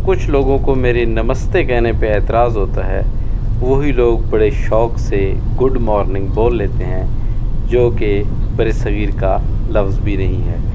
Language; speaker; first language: Urdu; non-native, local second language; Saraiki